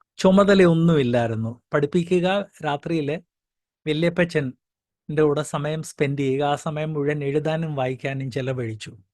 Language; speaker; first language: Malayalam; early bilingual, heritage; Malayalam